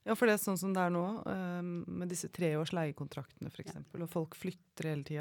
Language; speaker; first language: Norwegian; native; Norwegian